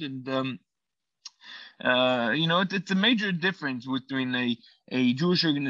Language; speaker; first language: English; non-native, fluent; Hebrew